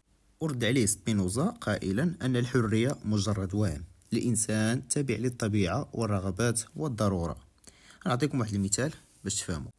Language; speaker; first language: Arabic; native; Arabic